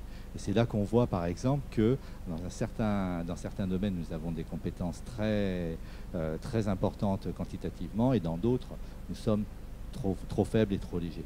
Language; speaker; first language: French; native; French